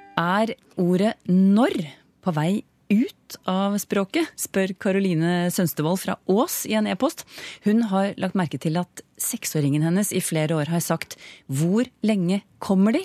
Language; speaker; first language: Norwegian; native; Norwegian